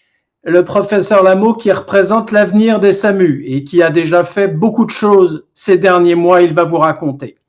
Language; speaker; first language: French; native; French